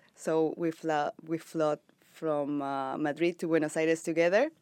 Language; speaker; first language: English; non-native, fluent; Spanish